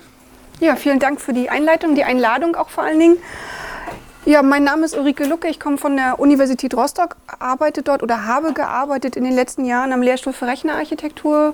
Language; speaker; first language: German; native; German